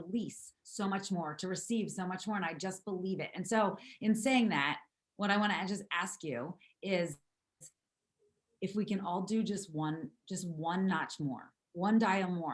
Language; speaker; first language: English; native; English